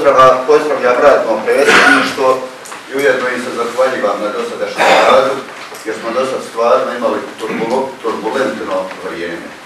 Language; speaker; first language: Croatian; native; Croatian